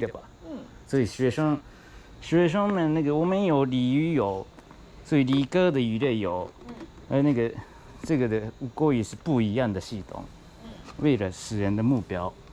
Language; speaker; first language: Chinese; non-native, learner; Japanese